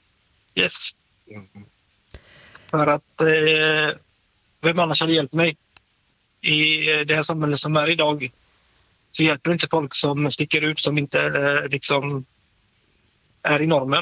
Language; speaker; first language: Swedish; native; Swedish